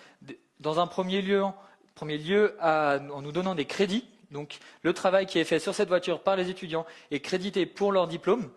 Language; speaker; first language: French; native; French